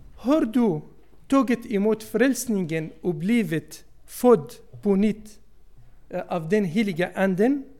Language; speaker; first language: Swedish; non-native, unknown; Arabic